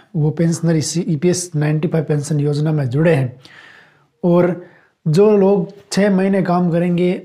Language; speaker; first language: Hindi; native; Hindi